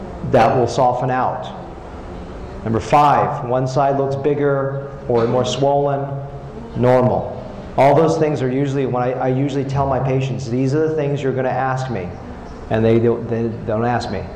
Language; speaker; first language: English; native; English